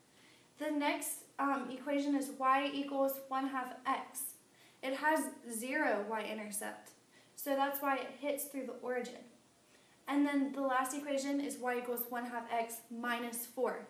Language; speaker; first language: English; native; English